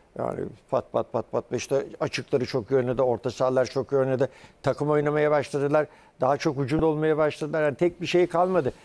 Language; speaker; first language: Turkish; early bilingual, heritage; Turkish